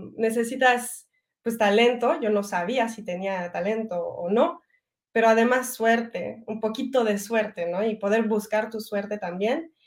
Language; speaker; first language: Spanish; non-native, fluent; French